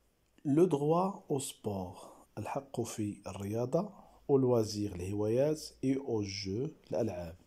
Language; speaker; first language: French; non-native, local second language; Arabic